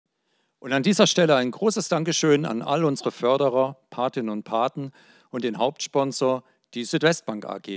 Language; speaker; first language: German; native; German